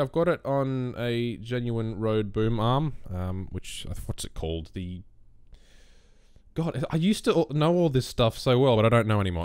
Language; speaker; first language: English; native; English